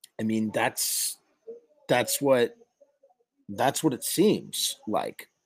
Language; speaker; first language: English; native; English